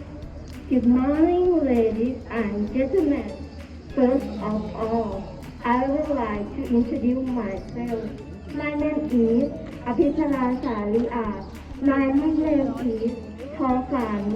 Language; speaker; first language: English; non-native, learner; Thai